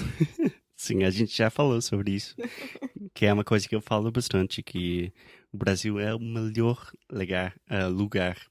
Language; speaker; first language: Portuguese; non-native, fluent; English